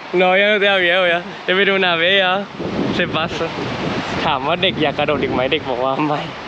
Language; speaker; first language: Spanish; non-native, learner; Thai